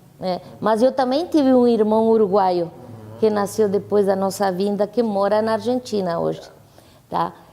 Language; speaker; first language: Portuguese; non-native, fluent; Spanish